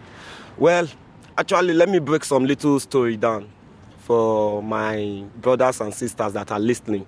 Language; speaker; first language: English; non-native, local second language; Bini